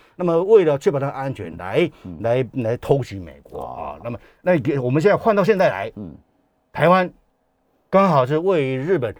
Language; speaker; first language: Chinese; native; Chinese